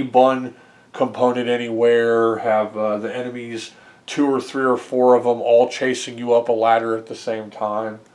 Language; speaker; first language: English; native; English